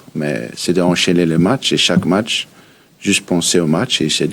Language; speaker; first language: French; early bilingual, heritage; French